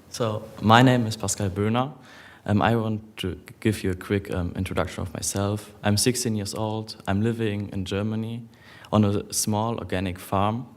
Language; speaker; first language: English; non-native, fluent; German